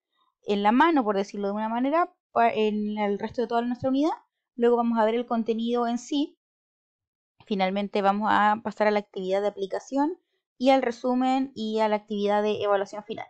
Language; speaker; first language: Spanish; native; Spanish